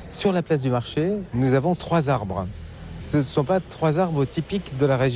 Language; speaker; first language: French; native; French